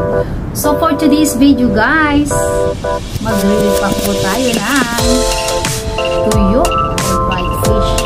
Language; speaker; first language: Filipino; non-native, local second language; Cebuano